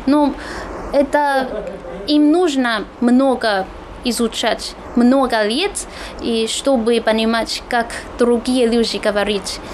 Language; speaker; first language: Russian; non-native, fluent; Chinese